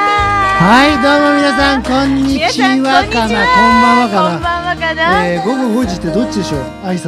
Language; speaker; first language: Japanese; native; Japanese